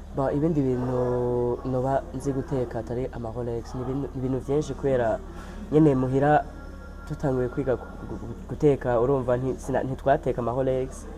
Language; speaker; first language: Rundi; non-native, local second language; Swahili